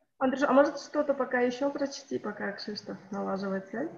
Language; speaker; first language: Russian; native; Russian